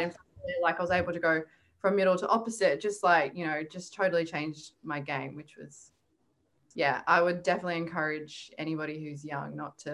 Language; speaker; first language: English; native; English